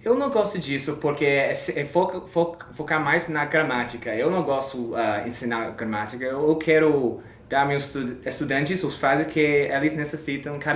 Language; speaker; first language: Portuguese; non-native, learner; English